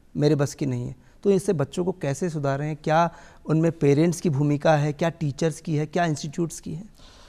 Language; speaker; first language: Hindi; native; Hindi